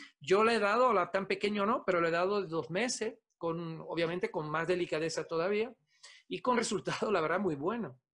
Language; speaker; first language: Spanish; non-native, fluent; Italian